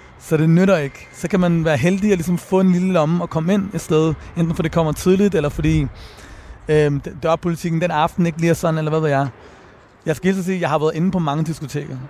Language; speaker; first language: Danish; early bilingual, other home language; Persian